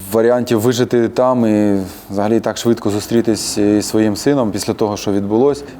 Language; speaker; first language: Ukrainian; native; Ukrainian